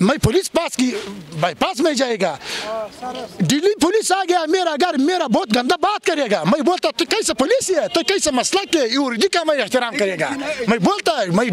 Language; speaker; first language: Hindi; non-native, learner; Pashto